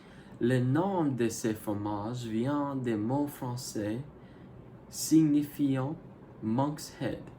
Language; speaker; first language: French; non-native, learner; English